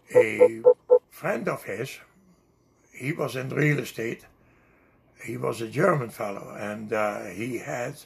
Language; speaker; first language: English; non-native, fluent; Dutch